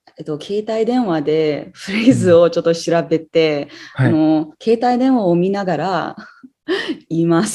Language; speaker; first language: Japanese; non-native, fluent; English